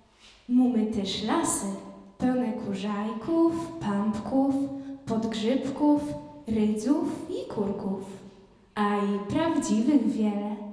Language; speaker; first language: Polish; native; Polish